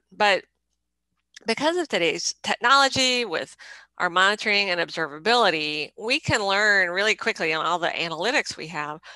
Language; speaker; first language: English; native; English